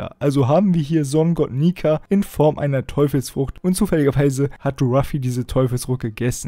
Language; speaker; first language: German; native; German